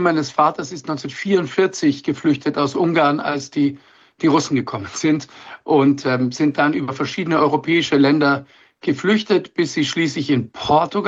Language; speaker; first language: German; native; German